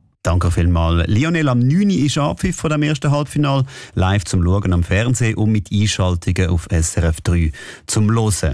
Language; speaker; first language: German; native; German